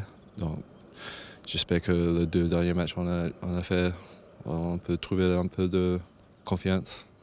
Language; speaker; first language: French; non-native, fluent; English